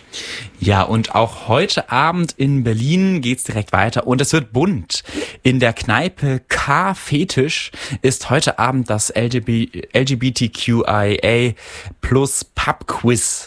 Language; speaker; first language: German; native; German